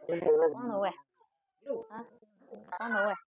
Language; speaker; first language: Chinese; native; Chinese